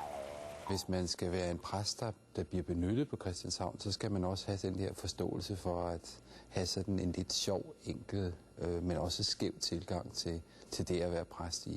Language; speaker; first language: Danish; native; Danish